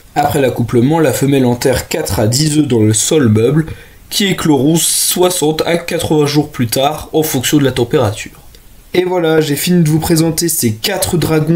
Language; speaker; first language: French; native; French